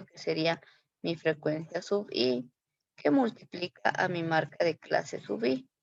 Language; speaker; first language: Spanish; native; Spanish